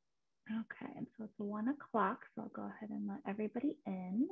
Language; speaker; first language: English; native; English